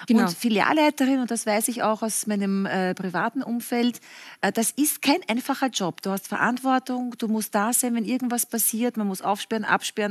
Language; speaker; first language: German; native; German